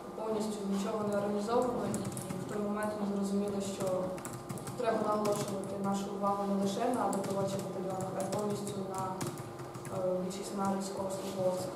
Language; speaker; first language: Ukrainian; native; Ukrainian